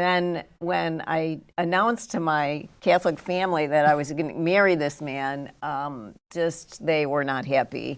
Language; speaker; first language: English; native; English